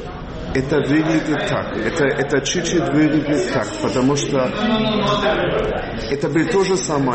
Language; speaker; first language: Russian; non-native, learner; German